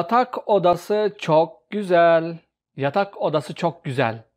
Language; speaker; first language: Turkish; non-native, fluent; Urdu